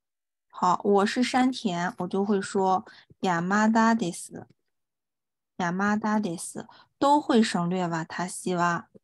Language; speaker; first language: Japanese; non-native, fluent; Chinese